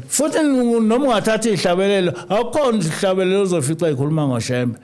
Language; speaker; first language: Zulu; native; Zulu